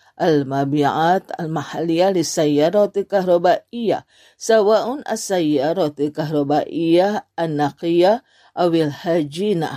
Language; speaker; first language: Arabic; non-native, fluent; Indonesian